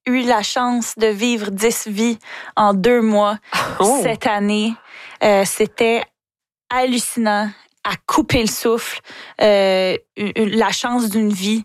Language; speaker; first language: French; native; French